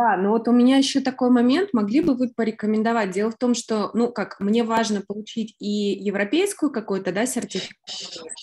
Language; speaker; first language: Russian; native; Russian